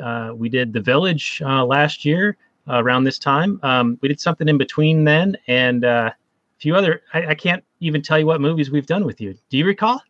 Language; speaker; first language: English; native; English